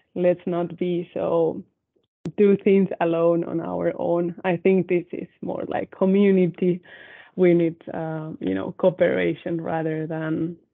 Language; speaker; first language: English; non-native, fluent; Spanish